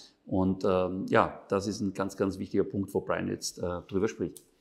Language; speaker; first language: German; native; German